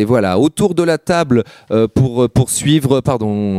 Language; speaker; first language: French; native; French